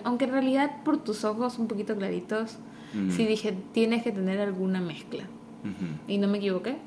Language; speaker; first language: Spanish; early bilingual, heritage; Spanish